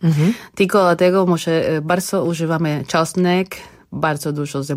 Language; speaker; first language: Polish; non-native, learner; Spanish